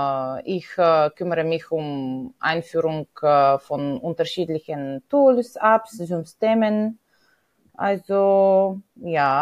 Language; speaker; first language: German; non-native, fluent; Bulgarian